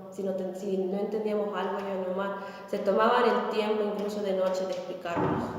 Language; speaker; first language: Spanish; native; Spanish